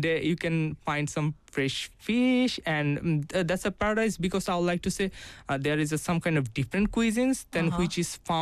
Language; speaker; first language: English; non-native, local second language; Bangla